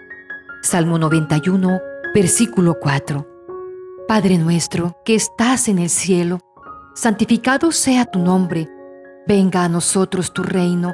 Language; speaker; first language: Spanish; native; Spanish